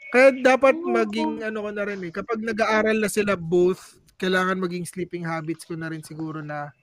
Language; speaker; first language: Filipino; non-native, local second language; Cebuano